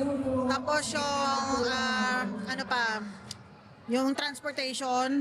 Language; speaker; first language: Filipino; native; Filipino